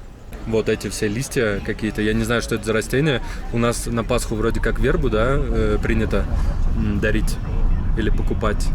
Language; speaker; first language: Russian; native; Russian